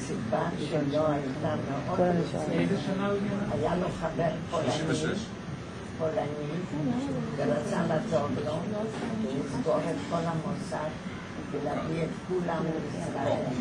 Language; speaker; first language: Hebrew; non-native, fluent; Polish